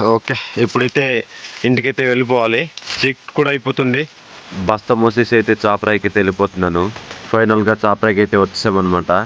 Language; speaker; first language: Telugu; non-native, local second language; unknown